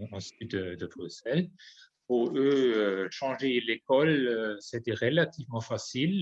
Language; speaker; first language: French; non-native, fluent; German